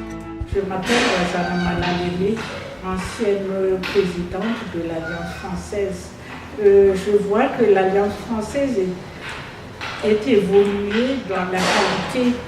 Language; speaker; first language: French; non-native, local second language; Malagasy